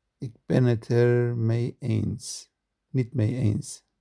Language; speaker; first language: Dutch; non-native, learner; Turkish